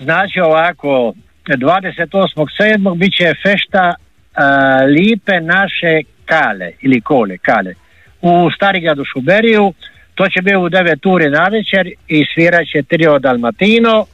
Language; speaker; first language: Serbian; native; Serbian